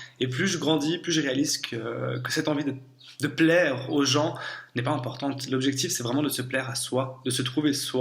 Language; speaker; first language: French; native; French